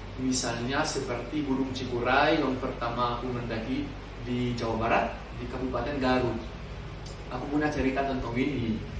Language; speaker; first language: Indonesian; non-native, learner; French